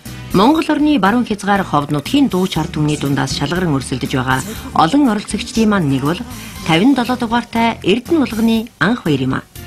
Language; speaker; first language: Mongolian; native; Mongolian